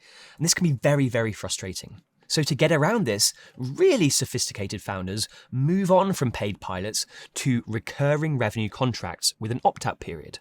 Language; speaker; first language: English; native; English